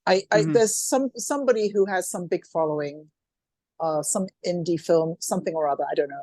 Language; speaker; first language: English; native; English